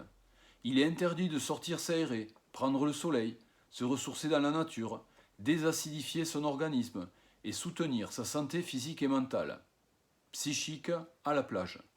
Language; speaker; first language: French; native; French